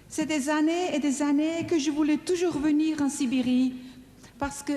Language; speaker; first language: French; non-native, fluent; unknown